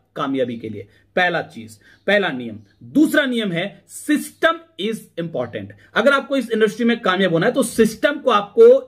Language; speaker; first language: Hindi; native; Hindi